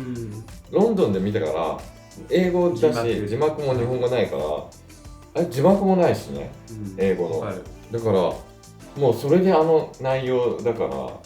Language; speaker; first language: Japanese; native; Japanese